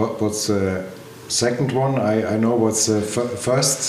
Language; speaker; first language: English; non-native, learner; German